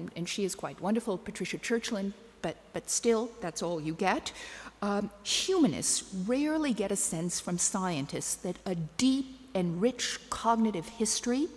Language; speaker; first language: English; native; English